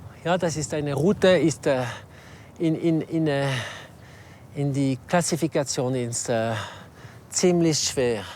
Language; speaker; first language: German; non-native, learner; French